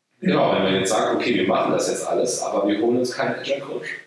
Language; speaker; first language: German; native; German